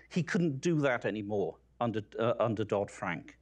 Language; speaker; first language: English; native; English